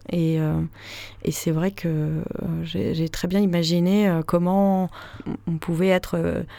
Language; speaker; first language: French; native; French